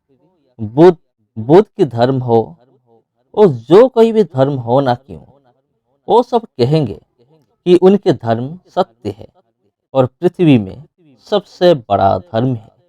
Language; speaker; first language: Hindi; non-native, local second language; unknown